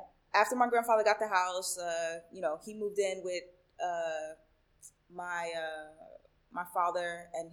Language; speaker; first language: English; early bilingual, other home language; Spanish